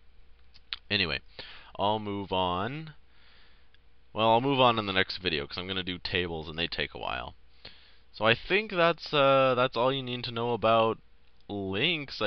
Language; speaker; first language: English; native; English